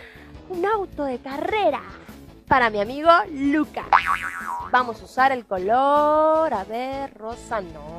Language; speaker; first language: Spanish; native; Spanish